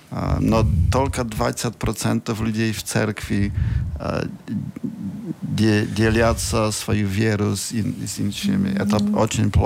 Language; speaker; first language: Russian; non-native, learner; Polish